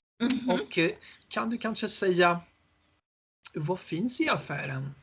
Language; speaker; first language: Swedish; non-native, learner; Polish